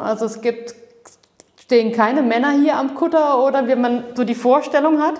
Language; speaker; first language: German; native; German